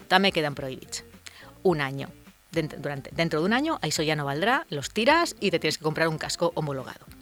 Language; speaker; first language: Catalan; non-native, local second language; Spanish